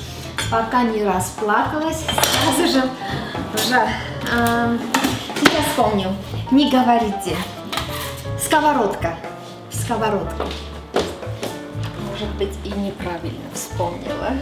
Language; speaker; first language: Russian; non-native, fluent; Armenian